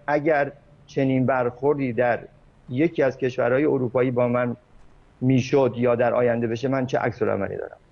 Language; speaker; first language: Persian; native; Persian